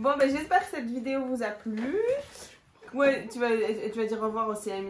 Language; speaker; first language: French; native; French